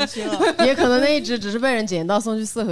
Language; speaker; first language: Chinese; native; Chinese